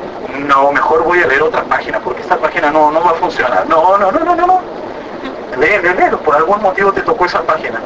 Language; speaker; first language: Spanish; native; Spanish